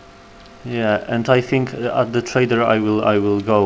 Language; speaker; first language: English; non-native, learner; Polish